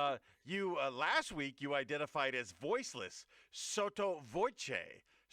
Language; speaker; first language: English; native; English